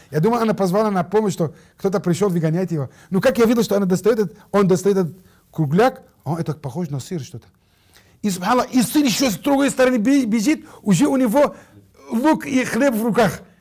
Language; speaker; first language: Russian; non-native, fluent; Arabic